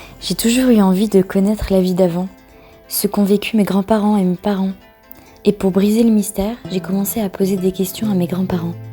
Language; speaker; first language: French; native; French